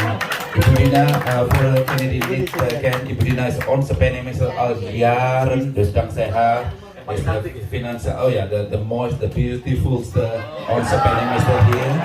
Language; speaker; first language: Dutch; non-native, fluent; Indonesian